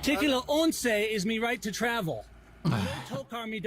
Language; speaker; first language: Spanish; non-native, learner; English